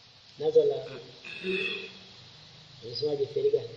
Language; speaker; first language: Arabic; non-native, fluent; Swahili